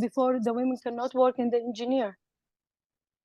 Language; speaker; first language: English; non-native, learner; Arabic